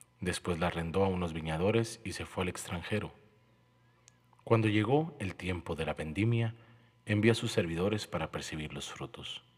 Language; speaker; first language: Spanish; native; Spanish